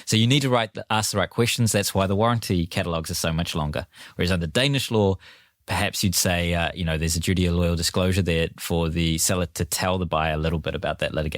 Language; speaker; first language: English; native; English